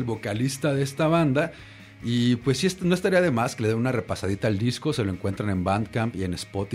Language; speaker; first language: Spanish; native; Spanish